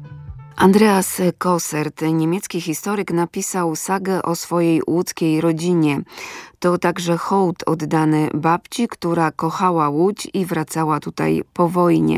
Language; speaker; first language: Polish; native; Polish